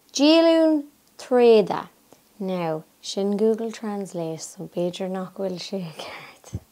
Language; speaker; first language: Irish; non-native, local second language; English